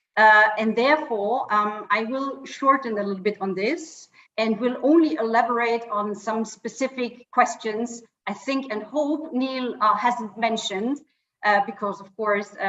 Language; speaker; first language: English; non-native, fluent; German